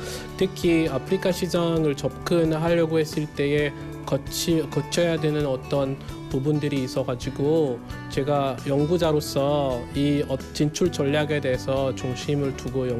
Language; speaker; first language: Korean; non-native, fluent; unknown